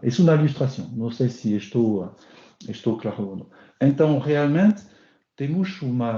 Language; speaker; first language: Portuguese; non-native, learner; French